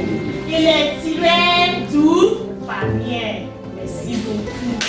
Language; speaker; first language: French; non-native, learner; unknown